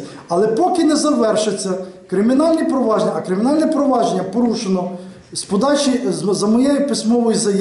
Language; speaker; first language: Ukrainian; native; Ukrainian